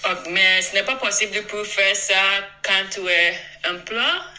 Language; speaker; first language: French; non-native, learner; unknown